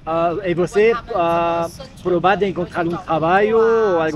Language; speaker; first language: Portuguese; non-native, learner; Spanish